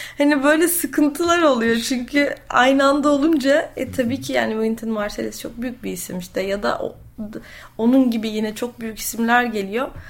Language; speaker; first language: Turkish; native; Turkish